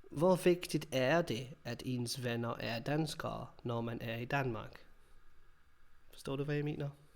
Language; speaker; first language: Danish; non-native, fluent; English